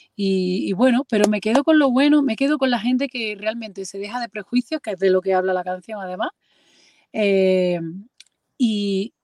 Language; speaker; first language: Spanish; native; Spanish